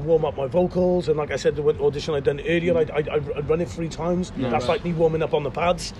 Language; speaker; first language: English; native; English